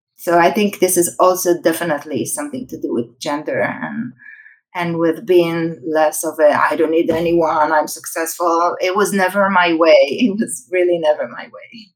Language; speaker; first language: English; non-native, fluent; Hebrew